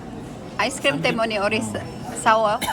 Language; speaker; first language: Korean; non-native, learner; Filipino